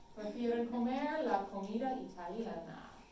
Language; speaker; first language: Spanish; non-native, fluent; English